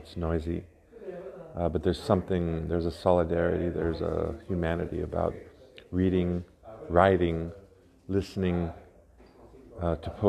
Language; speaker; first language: English; native; English